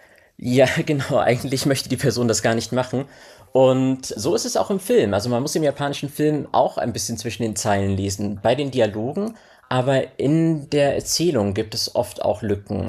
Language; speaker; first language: German; native; German